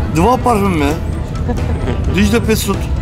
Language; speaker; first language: Russian; non-native, learner; Turkish